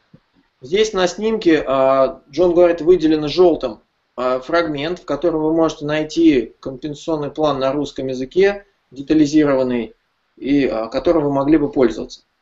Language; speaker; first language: Russian; native; Russian